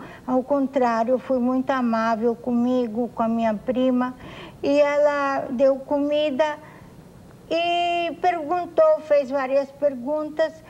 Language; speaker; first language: Portuguese; non-native, fluent; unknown